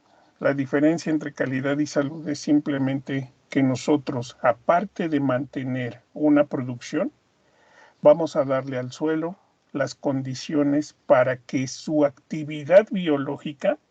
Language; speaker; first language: Spanish; native; Spanish